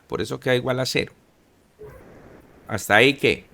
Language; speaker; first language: Spanish; native; Spanish